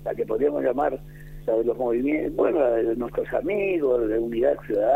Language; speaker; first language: Spanish; native; Spanish